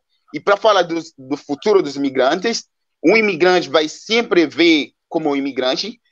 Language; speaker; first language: Portuguese; non-native, fluent; Haitian Creole